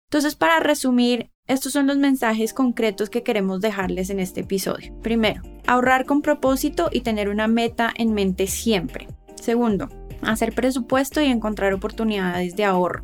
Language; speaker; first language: Spanish; native; Spanish